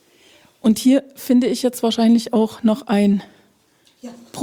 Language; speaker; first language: German; native; German